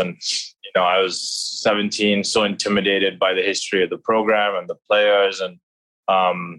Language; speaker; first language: English; non-native, local second language; Hindi